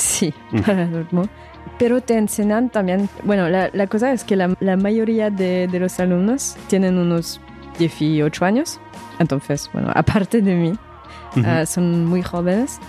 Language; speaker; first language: Spanish; non-native, fluent; French